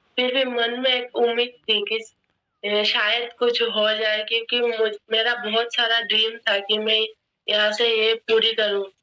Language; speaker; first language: Hindi; non-native, local second language; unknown